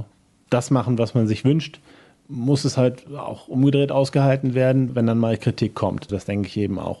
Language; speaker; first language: German; native; German